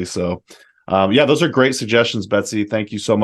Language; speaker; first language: English; native; English